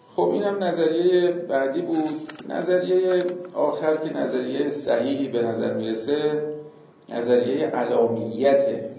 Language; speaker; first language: Persian; native; Persian